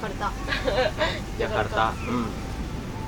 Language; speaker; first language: Japanese; non-native, learner; Indonesian